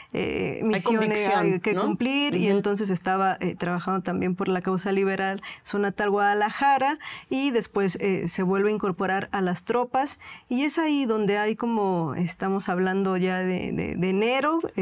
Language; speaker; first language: Spanish; native; Spanish